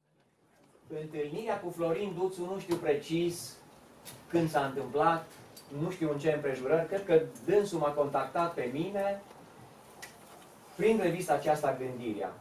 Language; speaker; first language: Romanian; native; Romanian